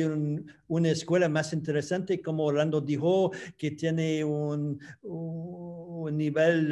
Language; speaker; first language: Spanish; non-native, fluent; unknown